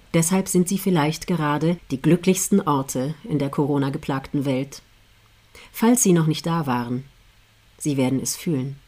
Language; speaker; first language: German; native; German